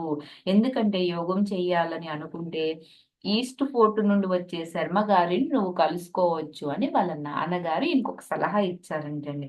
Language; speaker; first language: Telugu; native; Telugu